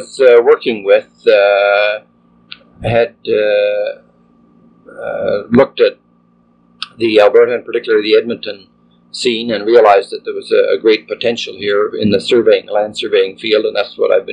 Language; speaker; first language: English; native; English